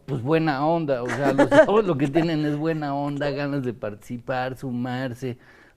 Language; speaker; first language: Spanish; native; Spanish